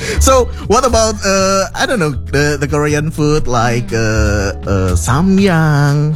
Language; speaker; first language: English; non-native, fluent; Indonesian